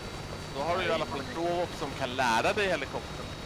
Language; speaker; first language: Swedish; native; Swedish